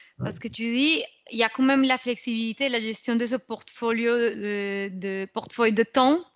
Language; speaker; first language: French; non-native, fluent; Spanish